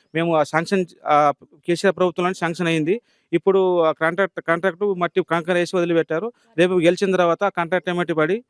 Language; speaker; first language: Telugu; non-native, local second language; Lambadi